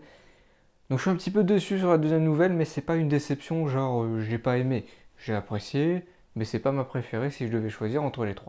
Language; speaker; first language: French; native; French